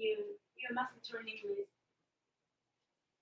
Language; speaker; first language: English; non-native, learner; Japanese